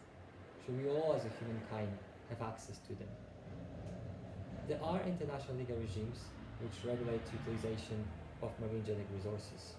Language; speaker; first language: English; non-native, fluent; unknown